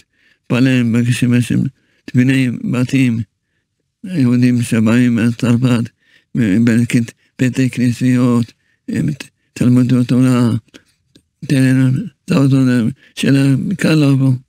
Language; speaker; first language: Hebrew; early bilingual, other home language; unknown